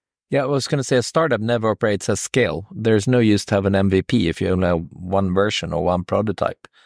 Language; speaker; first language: English; non-native, fluent; Swedish